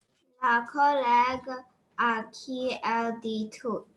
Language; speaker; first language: French; non-native, learner; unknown